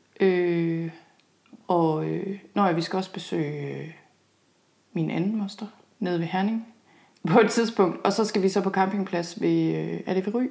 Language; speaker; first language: Danish; native; Danish